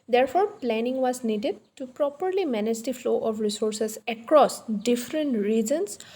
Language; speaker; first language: English; non-native, local second language; Assamese